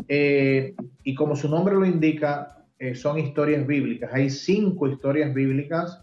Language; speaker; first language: Spanish; native; Spanish